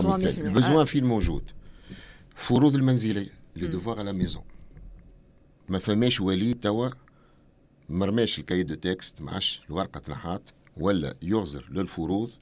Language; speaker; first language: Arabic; native; Arabic